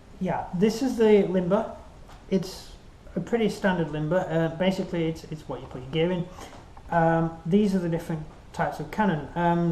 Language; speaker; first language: English; native; English